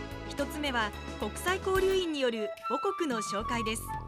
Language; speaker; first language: Japanese; native; Japanese